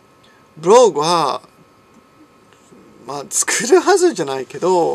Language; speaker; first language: Japanese; non-native, fluent; English